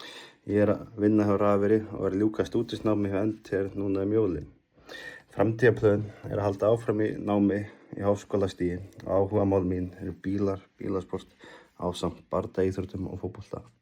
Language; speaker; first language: Icelandic; native; Icelandic